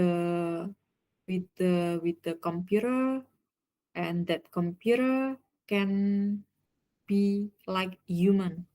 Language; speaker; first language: English; non-native, learner; Indonesian